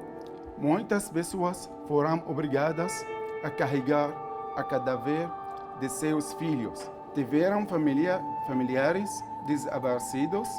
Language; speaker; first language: Portuguese; non-native, fluent; Arabic